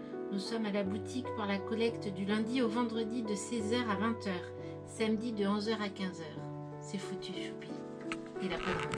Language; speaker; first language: French; native; French